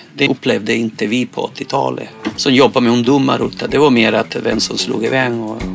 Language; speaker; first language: Swedish; non-native, fluent; Spanish